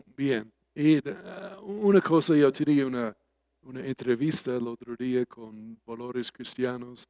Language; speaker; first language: Spanish; non-native, fluent; English